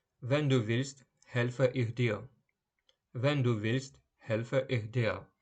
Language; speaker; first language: German; non-native, fluent; Ukrainian